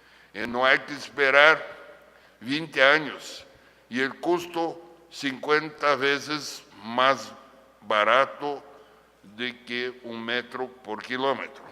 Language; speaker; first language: Spanish; non-native, fluent; Portuguese